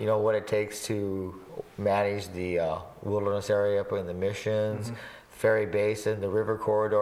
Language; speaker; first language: English; native; English